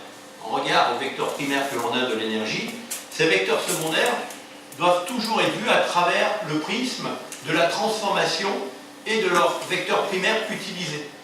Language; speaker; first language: French; native; French